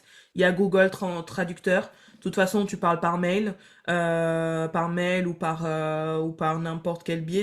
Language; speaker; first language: French; native; French